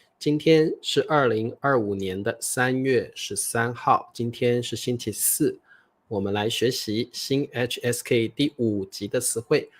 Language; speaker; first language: Chinese; native; Chinese